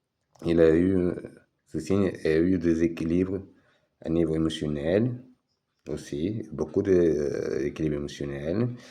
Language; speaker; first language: French; non-native, fluent; Portuguese